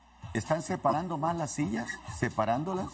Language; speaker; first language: Spanish; native; Spanish